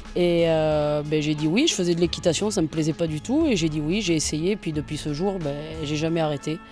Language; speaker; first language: French; native; French